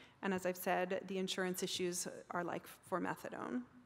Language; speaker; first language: English; native; English